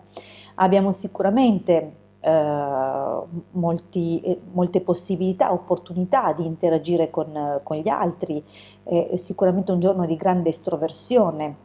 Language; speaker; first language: Italian; native; Italian